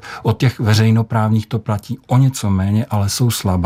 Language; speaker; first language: Czech; native; Czech